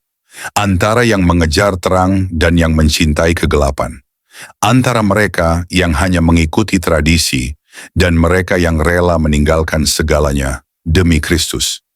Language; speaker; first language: Indonesian; native; Indonesian